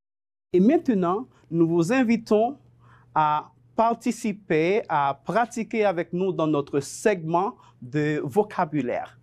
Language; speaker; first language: French; non-native, fluent; Spanish